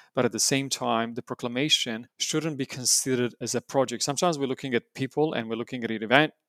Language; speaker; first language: English; non-native, fluent; Romanian